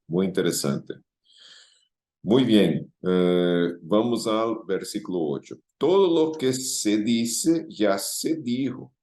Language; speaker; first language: Spanish; non-native, fluent; Portuguese